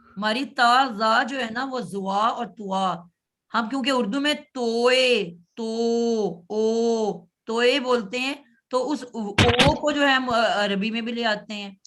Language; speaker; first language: Urdu; native; Urdu